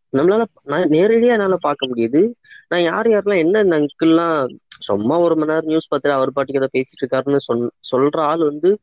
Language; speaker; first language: Tamil; native; Tamil